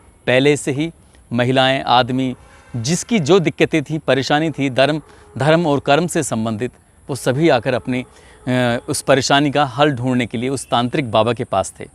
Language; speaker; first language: Hindi; native; Hindi